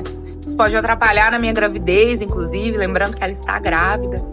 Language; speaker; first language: Portuguese; native; Portuguese